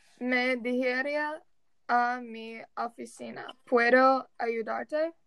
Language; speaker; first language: Spanish; non-native, learner; English